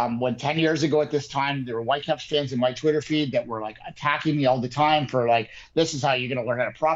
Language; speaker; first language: English; native; English